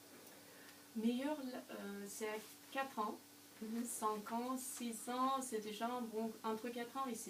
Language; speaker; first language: French; non-native, fluent; Russian